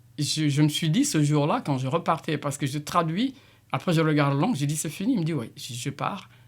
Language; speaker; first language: French; non-native, local second language; Jola-Fonyi